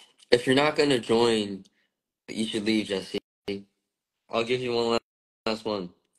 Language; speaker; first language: English; early bilingual, other home language; Korean